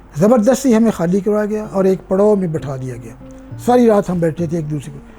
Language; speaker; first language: Urdu; non-native, local second language; Punjabi